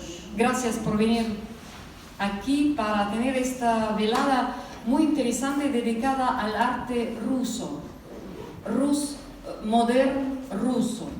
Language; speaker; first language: Spanish; non-native, fluent; Russian